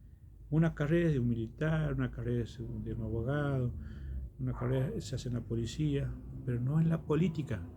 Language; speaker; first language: Spanish; native; Spanish